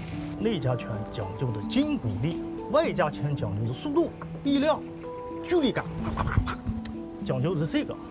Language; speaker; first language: Chinese; native; Chinese